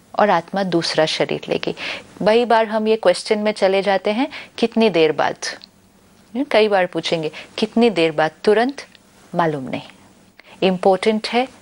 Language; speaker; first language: Hindi; native; Hindi